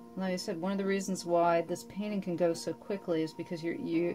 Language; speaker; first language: English; native; English